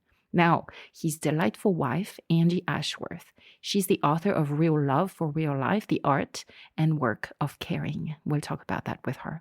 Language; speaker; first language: English; non-native, fluent; French